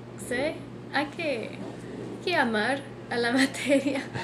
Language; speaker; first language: Spanish; non-native, fluent; English